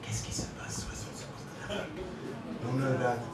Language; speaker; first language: French; non-native, learner; English